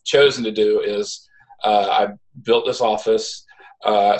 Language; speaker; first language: English; native; English